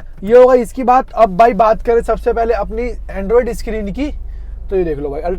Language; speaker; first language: Hindi; native; Hindi